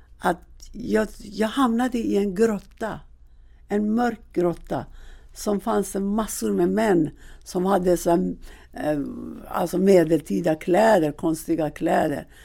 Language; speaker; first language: Swedish; non-native, fluent; Persian